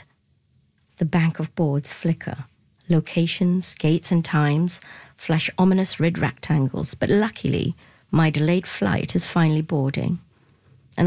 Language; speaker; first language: English; non-native, local second language; Tamil